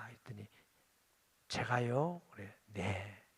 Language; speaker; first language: Korean; native; Korean